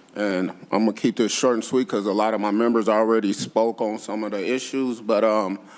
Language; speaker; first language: English; native; English